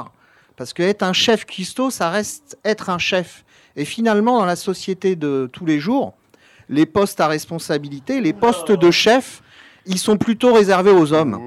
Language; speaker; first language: French; native; French